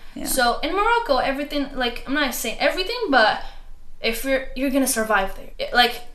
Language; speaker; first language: English; non-native, learner; Arabic